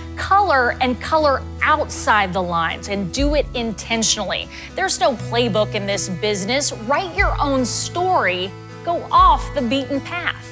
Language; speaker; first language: English; native; English